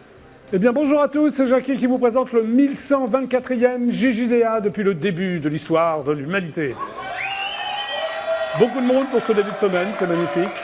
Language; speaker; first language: French; native; French